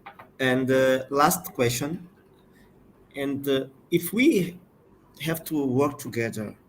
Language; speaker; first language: English; non-native, learner; Portuguese